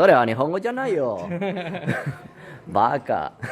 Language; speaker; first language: Japanese; non-native, learner; Spanish